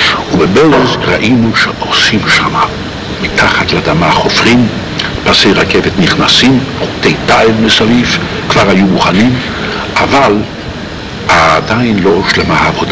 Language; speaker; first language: Hebrew; non-native, fluent; Polish